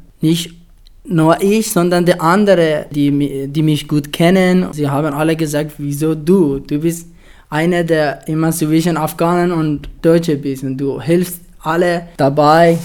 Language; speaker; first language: German; non-native, fluent; Persian